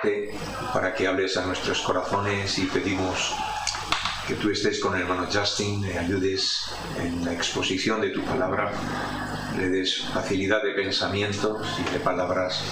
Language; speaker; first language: Spanish; native; Spanish